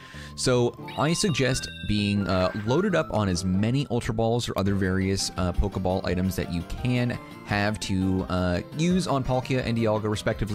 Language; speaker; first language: English; native; English